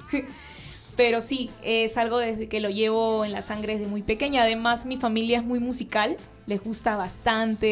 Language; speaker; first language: Spanish; native; Spanish